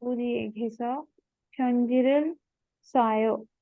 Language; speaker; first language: Korean; non-native, learner; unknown